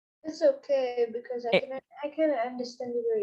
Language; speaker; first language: English; non-native, fluent; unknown